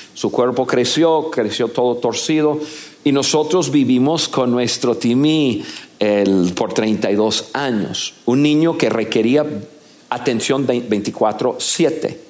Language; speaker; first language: Spanish; non-native, fluent; English